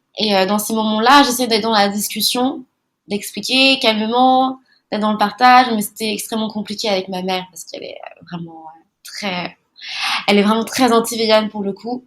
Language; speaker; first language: French; early bilingual, other home language; Malagasy